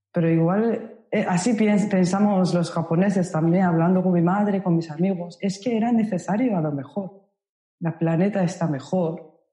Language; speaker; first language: Spanish; non-native, fluent; Japanese